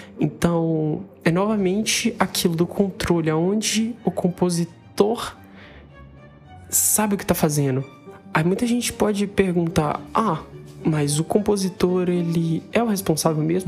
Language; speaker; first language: Portuguese; native; Portuguese